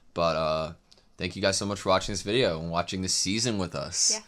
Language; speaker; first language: English; native; English